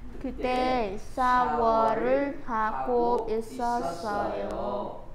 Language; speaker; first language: Korean; non-native, learner; Vietnamese